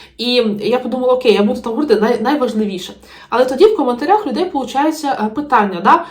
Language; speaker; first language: Ukrainian; native; Ukrainian